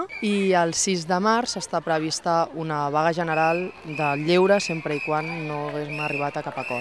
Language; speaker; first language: Catalan; native; Catalan